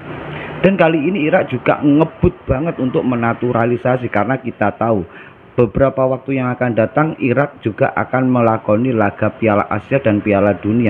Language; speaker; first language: Indonesian; native; Indonesian